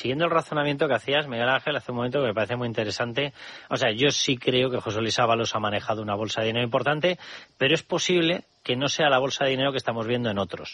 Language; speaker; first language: Spanish; native; Spanish